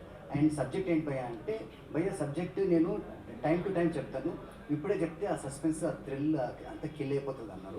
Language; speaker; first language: Telugu; native; Telugu